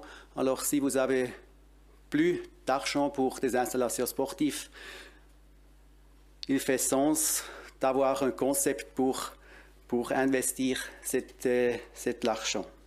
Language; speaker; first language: French; non-native, local second language; German